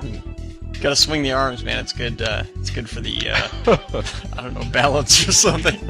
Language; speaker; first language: English; native; English